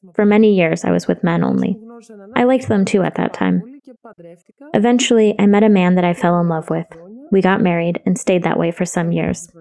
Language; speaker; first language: English; non-native, fluent; Greek